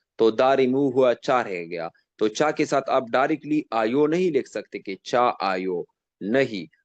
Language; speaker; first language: Urdu; non-native, local second language; Pashto